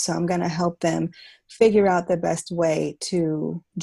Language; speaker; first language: English; native; English